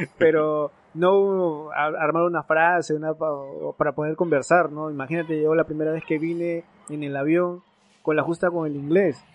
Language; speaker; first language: Spanish; native; Spanish